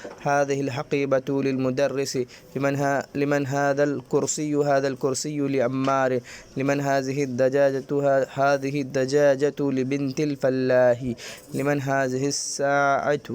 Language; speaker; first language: Arabic; non-native, fluent; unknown